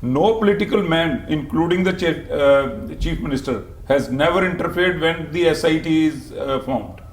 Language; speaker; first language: English; non-native, local second language; Punjabi